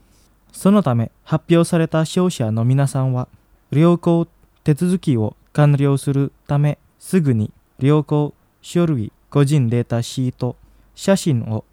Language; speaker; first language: Japanese; non-native, fluent; Indonesian